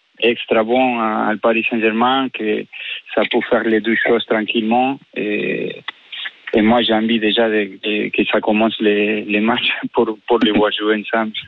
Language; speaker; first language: French; non-native, fluent; Spanish